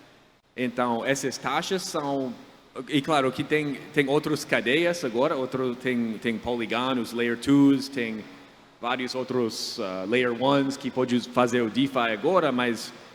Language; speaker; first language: Portuguese; non-native, fluent; English